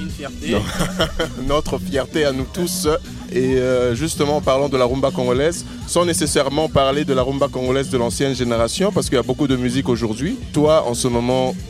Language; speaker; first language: French; non-native, local second language; Lingala